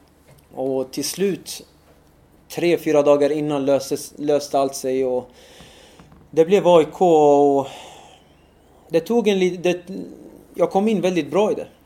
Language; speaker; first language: Swedish; early bilingual, other home language; Arabic